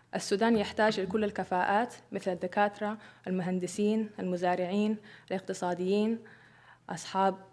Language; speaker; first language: Arabic; early bilingual, other home language; English